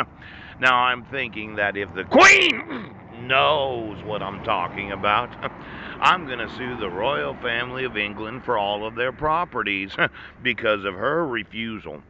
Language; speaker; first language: English; native; English